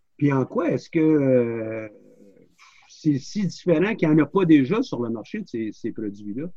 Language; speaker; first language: French; native; French